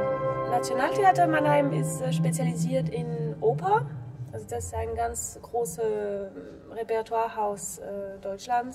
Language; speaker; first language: German; non-native, fluent; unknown